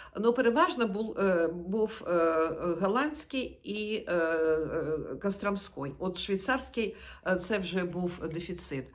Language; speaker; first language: Ukrainian; non-native, local second language; Russian